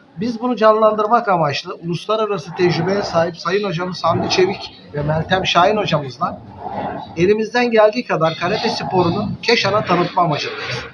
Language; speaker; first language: Turkish; native; Turkish